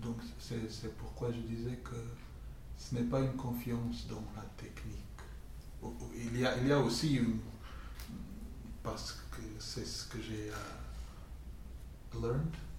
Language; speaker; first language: French; non-native, fluent; English